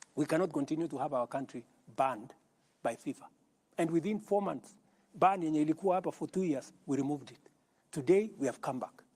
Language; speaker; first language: English; non-native, local second language; Kalenjin